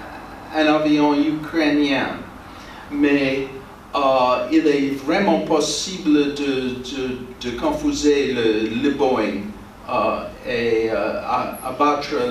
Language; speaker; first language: French; non-native, learner; English